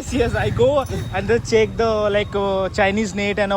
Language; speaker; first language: English; non-native, learner; Hindi